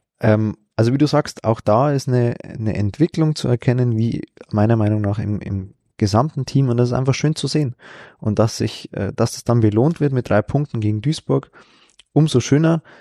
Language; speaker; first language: German; native; German